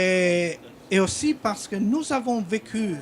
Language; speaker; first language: French; non-native, fluent; Albanian